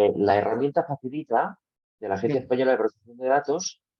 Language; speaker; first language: Spanish; non-native, local second language; Catalan